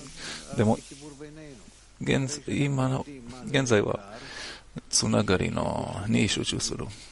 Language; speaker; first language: Japanese; non-native, learner; Hebrew